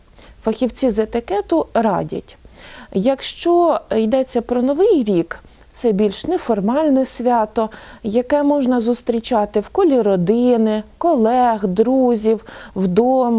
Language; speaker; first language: Ukrainian; native; Ukrainian